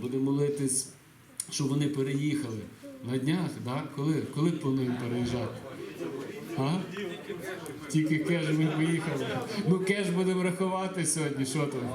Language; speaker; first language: Ukrainian; native; Ukrainian